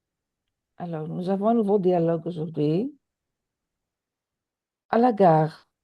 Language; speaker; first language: French; non-native, fluent; Greek